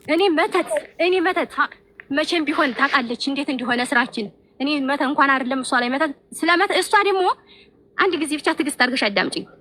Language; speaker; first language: Amharic; native; Amharic